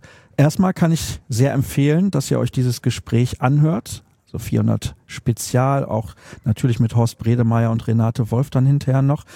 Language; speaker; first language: German; native; German